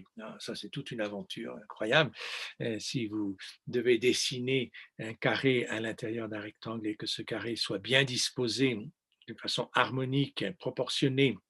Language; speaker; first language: French; native; French